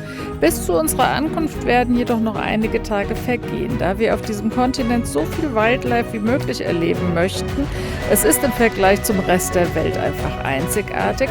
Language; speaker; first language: German; native; German